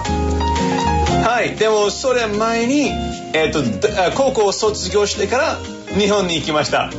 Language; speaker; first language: Japanese; non-native, fluent; English